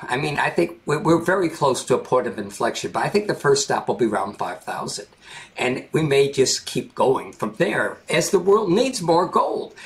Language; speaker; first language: English; native; English